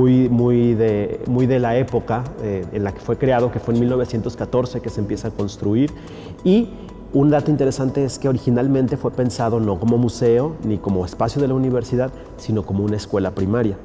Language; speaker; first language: Spanish; native; Spanish